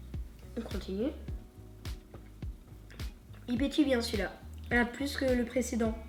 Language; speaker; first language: French; native; French